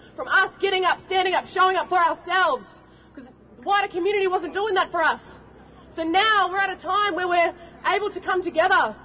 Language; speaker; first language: English; native; English